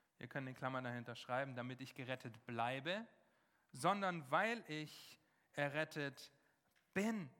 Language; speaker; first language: German; non-native, fluent; English